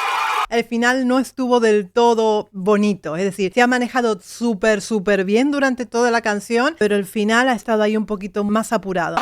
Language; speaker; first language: Spanish; native; Spanish